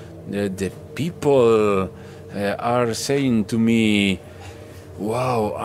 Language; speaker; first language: English; non-native, learner; Spanish